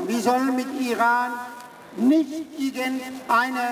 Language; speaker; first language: German; early bilingual, other home language; Persian